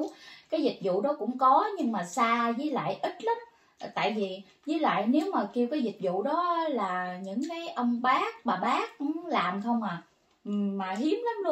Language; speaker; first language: Vietnamese; native; Vietnamese